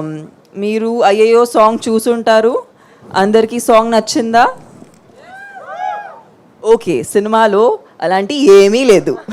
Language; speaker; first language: Telugu; non-native, fluent; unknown